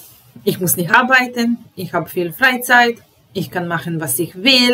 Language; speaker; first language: German; non-native, fluent; Serbian